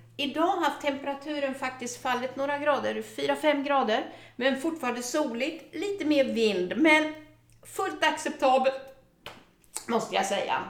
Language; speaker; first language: Swedish; native; Swedish